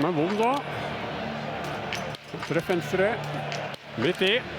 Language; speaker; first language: Norwegian; native; Norwegian